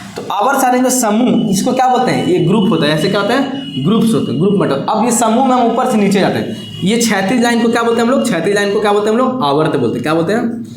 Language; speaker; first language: Hindi; native; Hindi